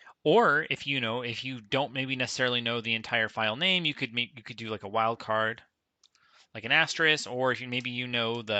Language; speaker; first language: English; native; English